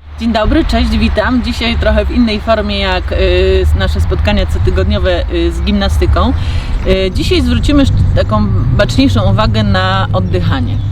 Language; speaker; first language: Polish; native; Polish